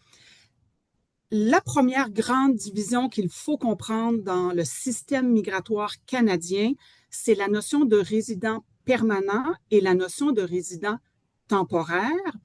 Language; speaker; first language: French; native; French